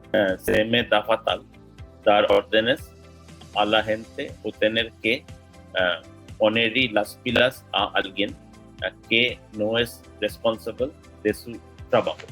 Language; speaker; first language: Spanish; non-native, learner; English